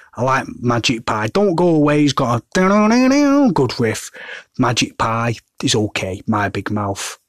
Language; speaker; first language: English; native; English